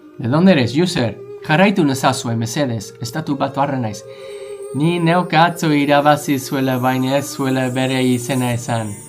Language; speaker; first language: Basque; non-native, learner; English